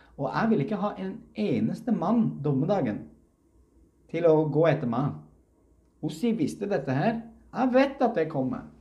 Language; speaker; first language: Norwegian; early bilingual, other home language; Uzbek